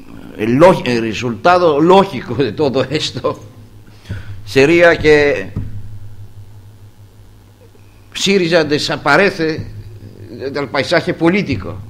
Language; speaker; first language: Spanish; non-native, fluent; Greek